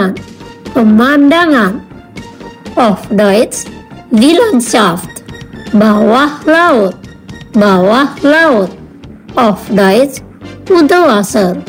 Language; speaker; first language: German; non-native, fluent; Indonesian